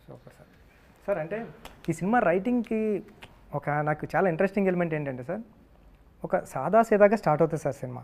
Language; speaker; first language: Telugu; native; Telugu